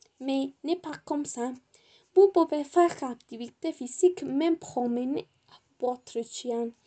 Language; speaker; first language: French; non-native, learner; Spanish